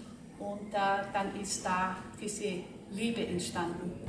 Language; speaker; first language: German; non-native, fluent; Portuguese